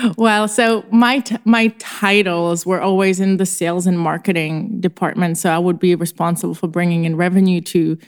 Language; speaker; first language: English; non-native, fluent; Czech